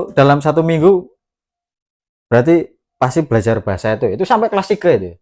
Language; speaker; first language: Indonesian; native; Indonesian